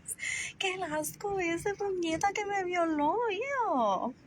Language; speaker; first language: Spanish; native; Spanish